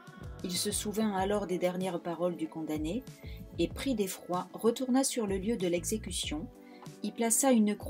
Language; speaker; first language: French; native; French